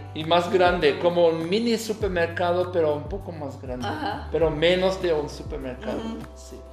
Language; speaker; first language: Spanish; non-native, learner; German